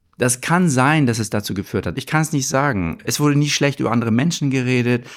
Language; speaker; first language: German; early bilingual, other home language; Turkish